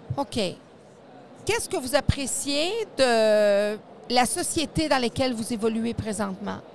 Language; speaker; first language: French; native; French